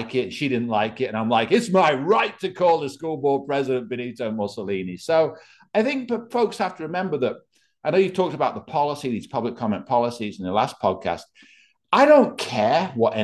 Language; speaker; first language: English; native; English